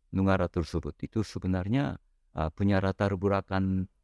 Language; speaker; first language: Indonesian; non-native, fluent; Japanese